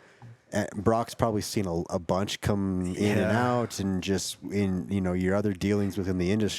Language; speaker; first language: English; native; English